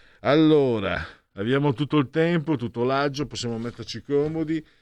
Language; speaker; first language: Italian; native; Italian